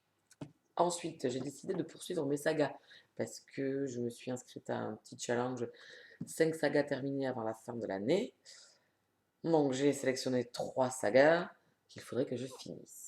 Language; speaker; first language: French; native; French